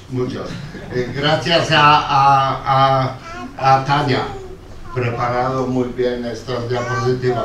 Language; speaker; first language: Spanish; non-native, learner; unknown